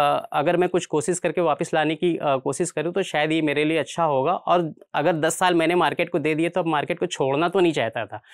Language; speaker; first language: Hindi; native; Hindi